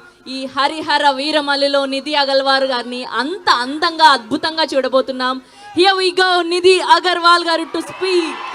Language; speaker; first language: Telugu; native; Telugu